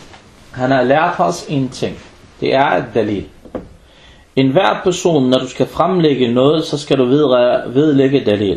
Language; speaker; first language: Danish; early bilingual, other home language; Arabic